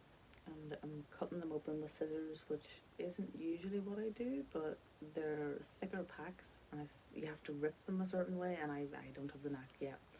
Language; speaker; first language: English; native; English